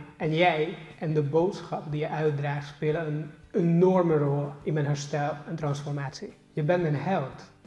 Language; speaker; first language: Dutch; non-native, fluent; Hungarian